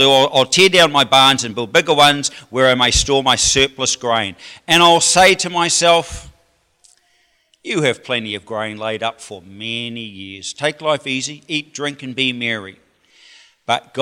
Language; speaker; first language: English; native; English